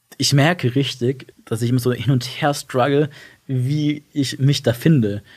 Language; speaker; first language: German; early bilingual, other home language; Italian